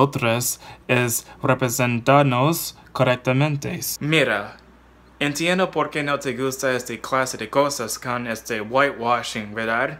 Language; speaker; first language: Spanish; non-native, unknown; English